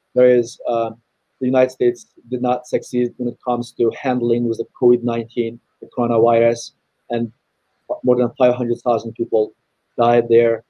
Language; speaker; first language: English; non-native, fluent; Chinese